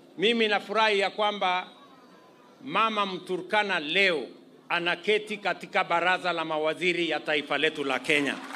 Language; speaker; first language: Swahili; non-native, local second language; Kalenjin